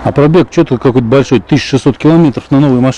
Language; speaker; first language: Russian; native; Russian